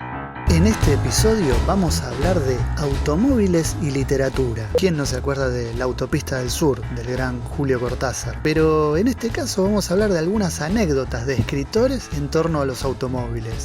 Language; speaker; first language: Spanish; native; Spanish